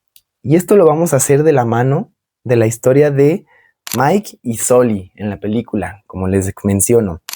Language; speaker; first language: Spanish; native; Spanish